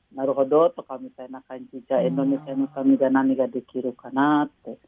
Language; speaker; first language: Japanese; non-native, fluent; Indonesian